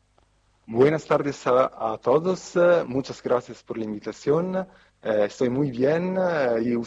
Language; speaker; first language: Spanish; non-native, fluent; Italian